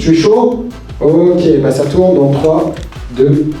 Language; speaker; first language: French; native; French